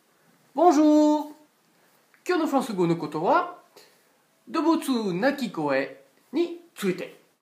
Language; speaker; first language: Japanese; non-native, fluent; French